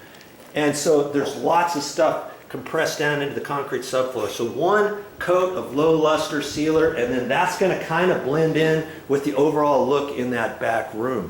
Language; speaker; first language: English; native; English